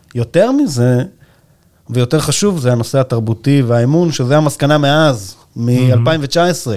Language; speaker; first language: Hebrew; native; Hebrew